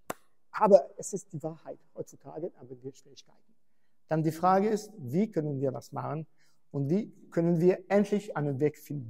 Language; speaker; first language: German; non-native, fluent; French